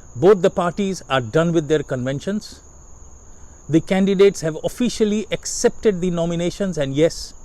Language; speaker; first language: English; non-native, local second language; Hindi